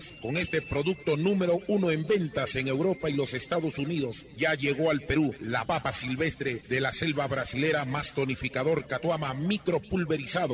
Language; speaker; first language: Spanish; native; Spanish